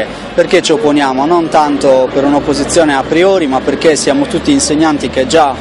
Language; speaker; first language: Italian; native; Italian